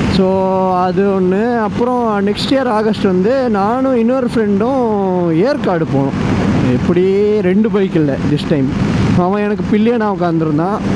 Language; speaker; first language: Tamil; non-native, local second language; Malayalam